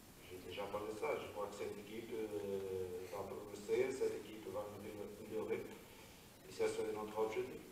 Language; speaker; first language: French; non-native, learner; Portuguese